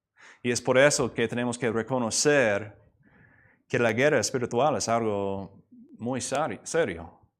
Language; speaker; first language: Spanish; non-native, fluent; English